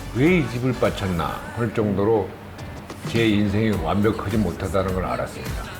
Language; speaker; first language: Korean; native; Korean